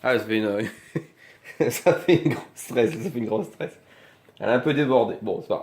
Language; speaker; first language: French; native; French